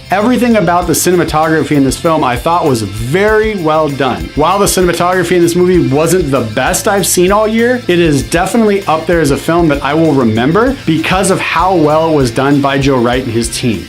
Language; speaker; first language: English; native; English